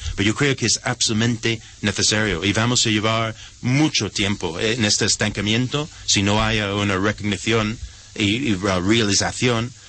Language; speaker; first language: Spanish; non-native, fluent; English